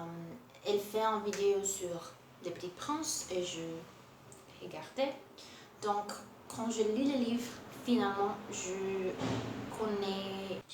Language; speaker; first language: French; non-native, learner; Portuguese